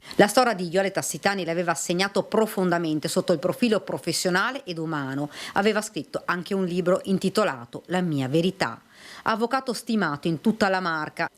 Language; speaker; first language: Italian; native; Italian